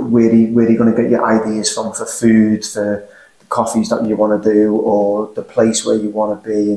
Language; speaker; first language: English; native; English